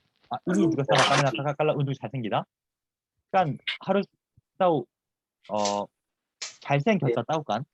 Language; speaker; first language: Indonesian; non-native, fluent; Korean